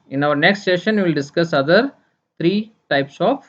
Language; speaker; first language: English; non-native, local second language; Kannada